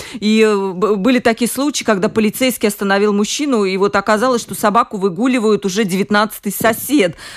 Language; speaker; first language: Russian; native; Russian